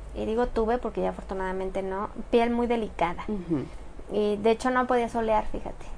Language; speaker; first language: Spanish; native; Spanish